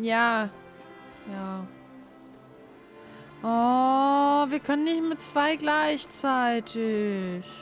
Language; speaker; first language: German; native; German